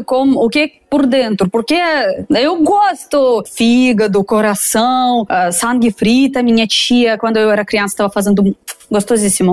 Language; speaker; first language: Portuguese; non-native, fluent; Russian